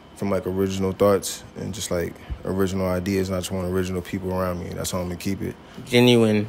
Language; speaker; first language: English; native; English